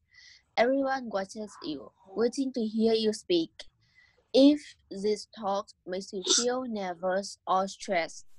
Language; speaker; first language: English; non-native, learner; Vietnamese